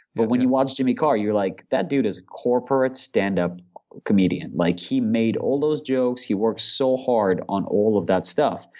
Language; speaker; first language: English; non-native, fluent; Russian